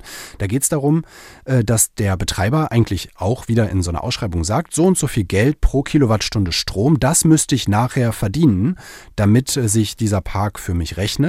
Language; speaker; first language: German; native; German